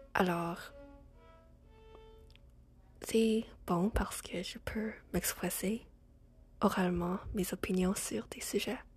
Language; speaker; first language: French; non-native, learner; English